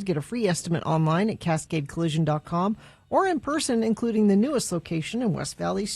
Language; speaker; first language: English; native; English